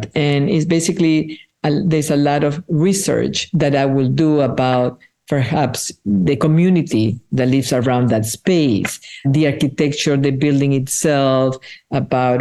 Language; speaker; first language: English; non-native, fluent; Spanish